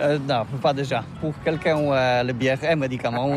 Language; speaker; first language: French; non-native, learner; Polish